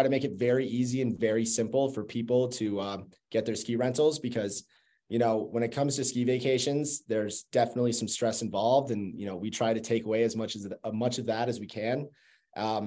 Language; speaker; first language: English; native; English